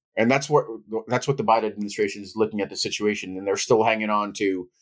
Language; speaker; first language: English; native; English